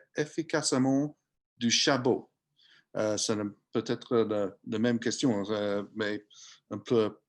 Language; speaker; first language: French; non-native, learner; English